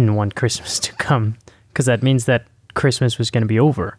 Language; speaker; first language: English; non-native, fluent; Spanish